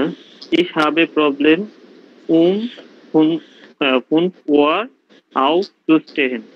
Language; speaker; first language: German; non-native, learner; Bangla